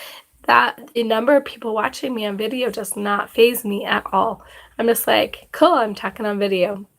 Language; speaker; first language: English; native; English